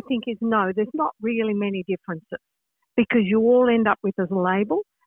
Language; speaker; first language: English; native; English